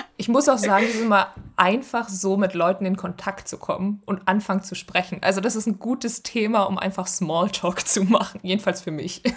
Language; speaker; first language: German; native; German